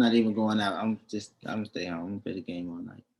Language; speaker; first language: English; native; English